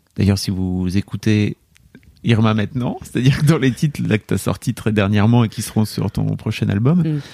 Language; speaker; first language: French; native; French